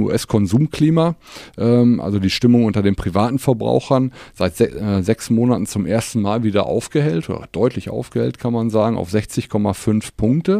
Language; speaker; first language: German; native; German